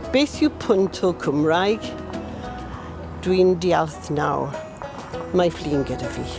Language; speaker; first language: Welsh; non-native, learner; English